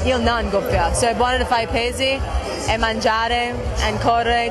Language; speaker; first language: Italian; non-native, fluent; English